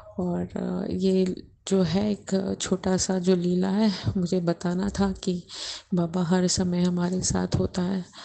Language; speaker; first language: Hindi; native; Hindi